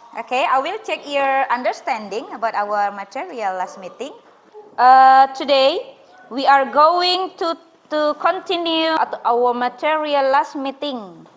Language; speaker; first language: English; non-native, fluent; Indonesian